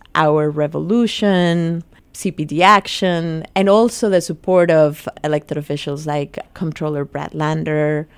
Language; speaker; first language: English; early bilingual, other home language; Spanish